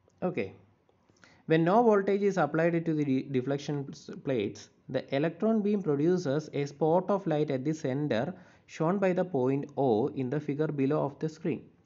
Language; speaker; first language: English; non-native, local second language; Malayalam